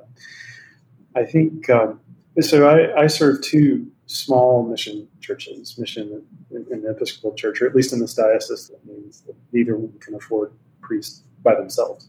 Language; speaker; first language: English; native; English